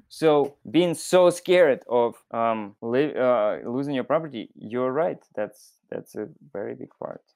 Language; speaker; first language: English; non-native, fluent; Russian